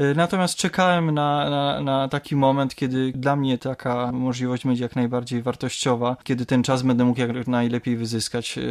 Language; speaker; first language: Polish; native; Polish